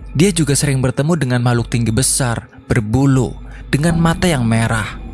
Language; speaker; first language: Indonesian; native; Indonesian